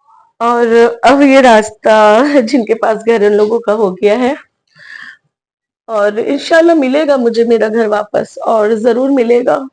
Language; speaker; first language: Urdu; native; Urdu